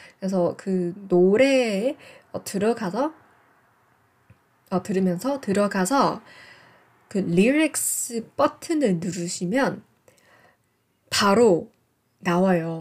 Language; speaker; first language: Korean; non-native, fluent; English